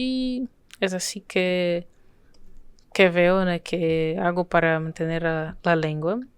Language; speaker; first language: Spanish; non-native, fluent; French